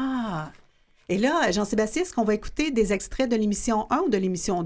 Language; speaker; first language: French; native; French